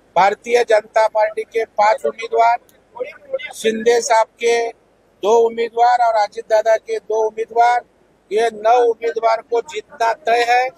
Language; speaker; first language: Hindi; non-native, local second language; Marathi